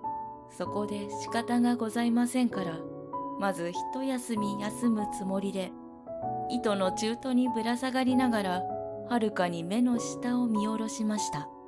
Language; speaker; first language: Japanese; native; Japanese